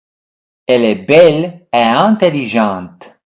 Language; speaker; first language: French; non-native, fluent; English